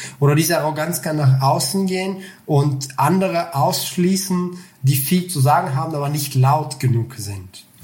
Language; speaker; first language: German; non-native, fluent; Bulgarian